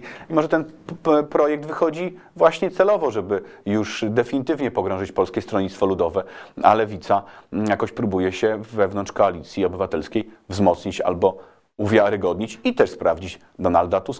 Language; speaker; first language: Polish; native; Polish